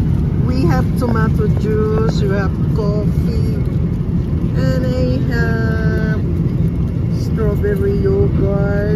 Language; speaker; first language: English; non-native, local second language; Filipino